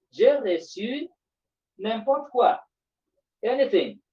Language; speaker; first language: French; non-native, fluent; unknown